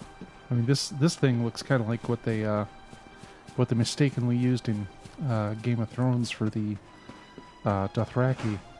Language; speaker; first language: English; native; English